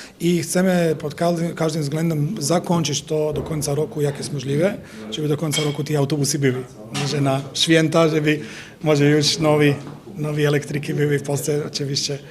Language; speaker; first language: Polish; non-native, fluent; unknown